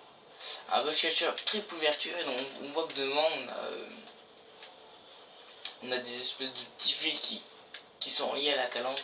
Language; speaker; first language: French; native; French